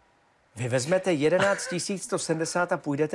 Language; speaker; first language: Czech; native; Czech